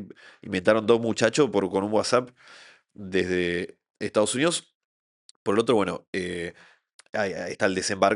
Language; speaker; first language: Spanish; native; Spanish